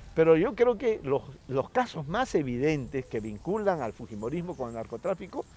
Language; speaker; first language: Spanish; non-native, local second language; Quechua